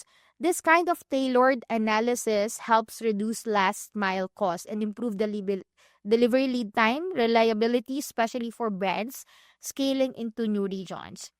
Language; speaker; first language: English; non-native, local second language; Filipino